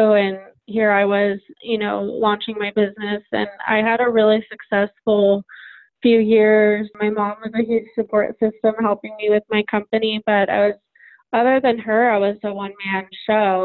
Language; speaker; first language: English; native; English